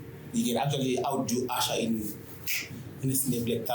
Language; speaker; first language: English; non-native, local second language; Shona